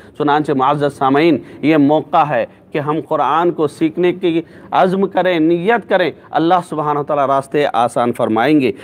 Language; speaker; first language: Urdu; native; Urdu